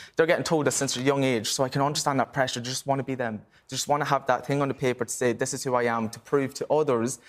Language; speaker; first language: English; native; English